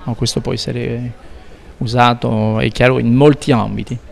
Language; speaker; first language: Italian; non-native, fluent; French